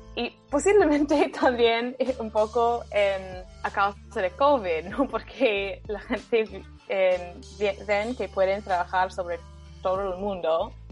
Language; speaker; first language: Spanish; non-native, fluent; English